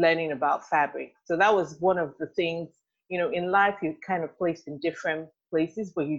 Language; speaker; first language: English; non-native, local second language; Igbo